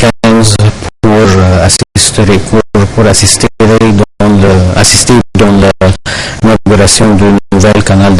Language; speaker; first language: French; non-native, fluent; Arabic